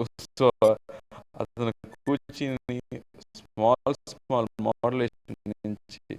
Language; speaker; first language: Telugu; non-native, learner; Tamil